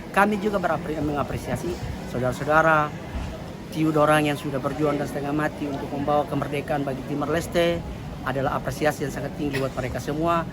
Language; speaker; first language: Indonesian; non-native, local second language; Tetum